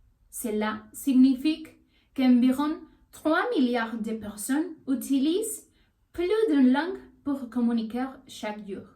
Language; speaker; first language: French; non-native, learner; Spanish